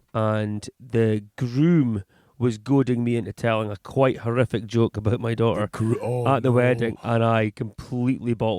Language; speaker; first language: English; native; English